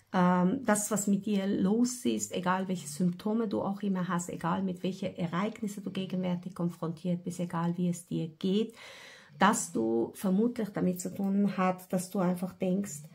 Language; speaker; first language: German; non-native, fluent; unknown